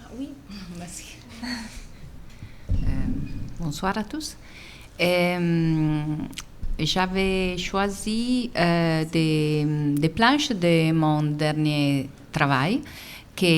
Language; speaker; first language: French; non-native, fluent; Italian